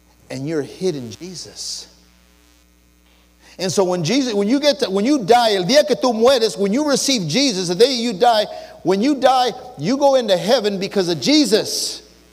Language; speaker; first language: English; early bilingual, other home language; Spanish